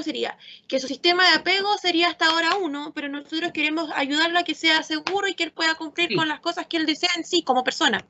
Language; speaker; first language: Spanish; native; Spanish